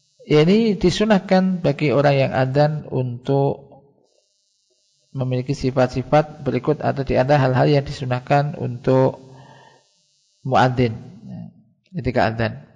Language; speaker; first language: Indonesian; native; Indonesian